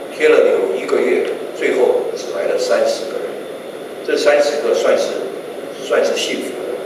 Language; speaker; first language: Chinese; native; Chinese